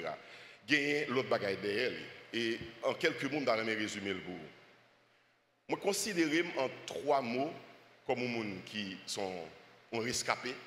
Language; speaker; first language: French; non-native, local second language; Haitian Creole